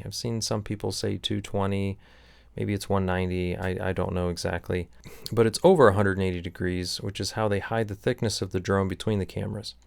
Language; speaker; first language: English; native; English